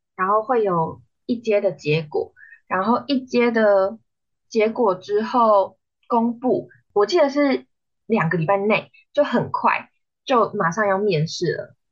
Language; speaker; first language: Chinese; native; Chinese